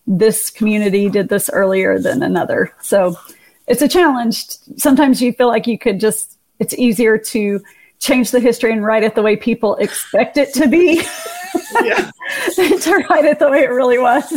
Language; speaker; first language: English; native; English